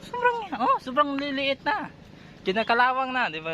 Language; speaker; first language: Filipino; native; Filipino